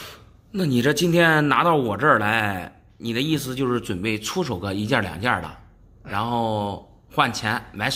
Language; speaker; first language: Chinese; native; Chinese